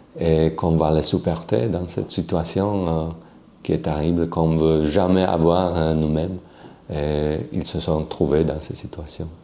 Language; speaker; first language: French; non-native, fluent; Slovak